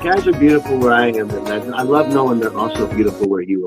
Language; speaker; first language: English; native; English